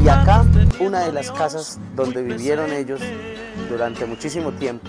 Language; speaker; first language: Spanish; native; Spanish